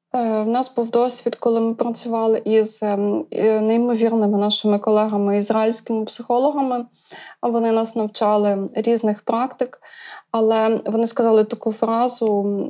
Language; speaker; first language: Ukrainian; native; Ukrainian